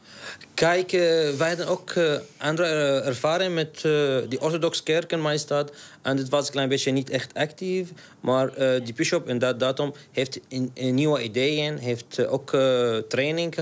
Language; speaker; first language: Dutch; non-native, learner; Arabic